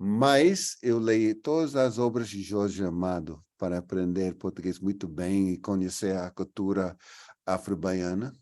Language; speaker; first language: Portuguese; non-native, fluent; English